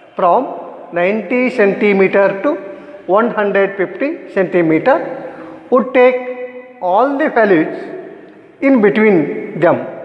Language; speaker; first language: English; non-native, local second language; Kannada